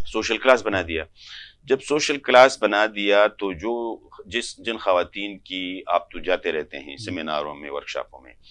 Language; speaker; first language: Urdu; non-native, local second language; Pashto